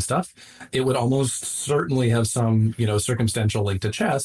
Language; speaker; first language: English; native; English